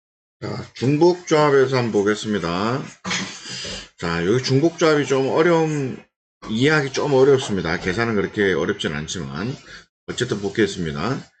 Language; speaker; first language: Korean; native; Korean